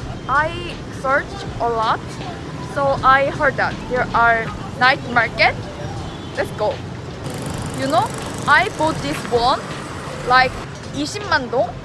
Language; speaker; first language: English; non-native, learner; Korean